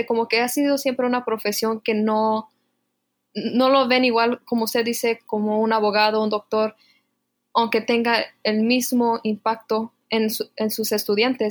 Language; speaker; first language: Spanish; early bilingual, heritage; Spanish